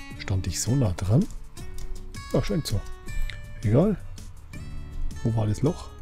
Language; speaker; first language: German; native; German